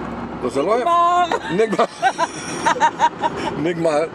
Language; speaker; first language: Hebrew; early bilingual, other home language; English